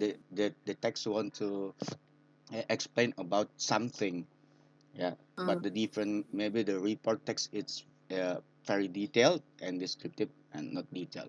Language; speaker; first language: English; non-native, learner; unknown